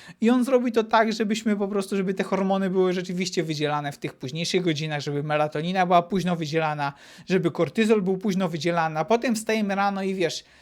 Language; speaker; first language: Polish; native; Polish